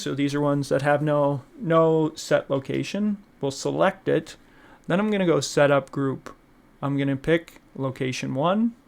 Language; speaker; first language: English; native; English